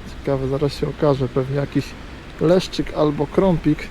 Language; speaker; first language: Polish; native; Polish